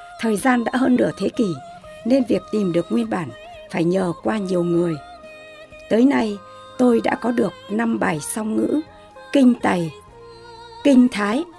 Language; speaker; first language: Vietnamese; non-native, local second language; Tày